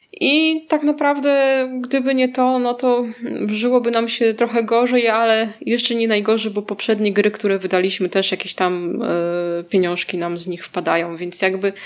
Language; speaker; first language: Polish; native; Polish